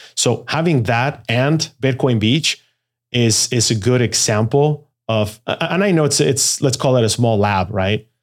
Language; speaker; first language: English; non-native, fluent; Spanish